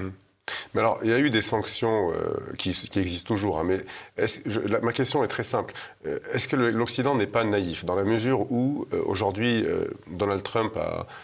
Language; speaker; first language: French; native; French